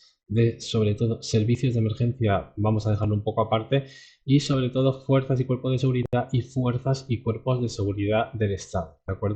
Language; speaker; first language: Spanish; native; Spanish